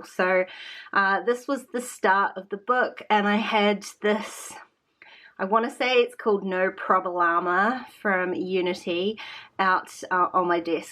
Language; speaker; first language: English; native; English